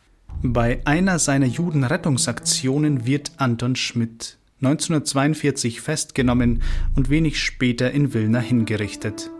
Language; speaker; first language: German; native; German